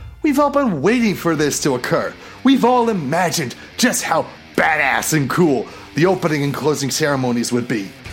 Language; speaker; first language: English; native; English